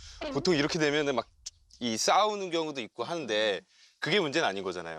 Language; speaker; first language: Korean; native; Korean